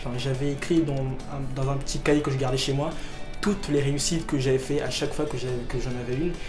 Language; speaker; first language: French; early bilingual, other home language; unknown